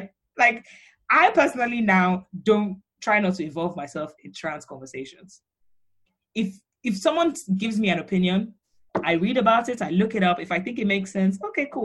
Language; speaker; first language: English; non-native, local second language; Yoruba